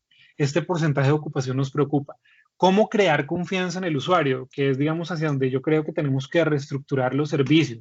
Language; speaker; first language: Spanish; native; Spanish